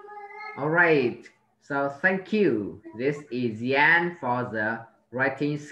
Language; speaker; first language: English; non-native, learner; Vietnamese